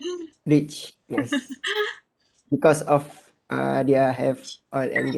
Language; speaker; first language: English; non-native, learner; Malay